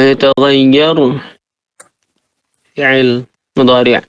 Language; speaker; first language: Arabic; non-native, learner; Indonesian